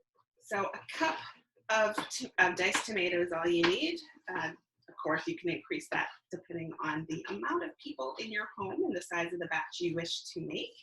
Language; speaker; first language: English; native; English